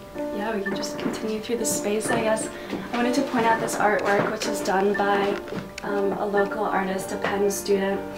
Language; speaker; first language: English; native; English